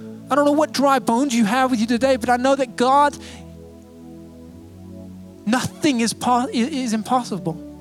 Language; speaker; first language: English; native; English